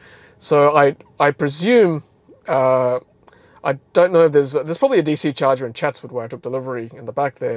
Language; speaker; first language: English; native; English